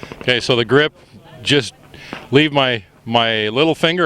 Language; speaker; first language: English; native; English